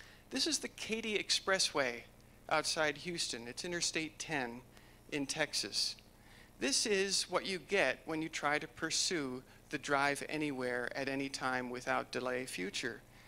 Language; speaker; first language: English; native; English